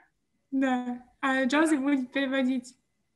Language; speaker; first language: Russian; non-native, fluent; English